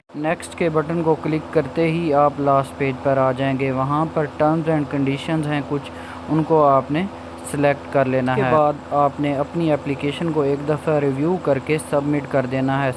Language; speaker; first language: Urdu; non-native, local second language; Punjabi